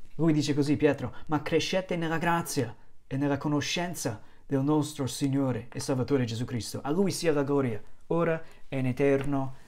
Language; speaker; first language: Italian; non-native, fluent; English